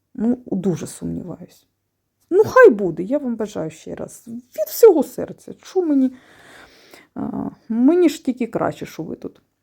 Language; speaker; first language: Ukrainian; non-native, local second language; Russian